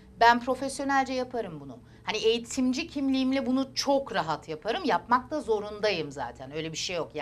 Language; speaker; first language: Turkish; early bilingual, heritage; Turkish